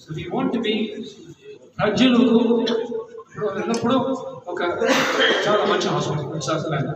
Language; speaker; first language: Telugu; non-native, learner; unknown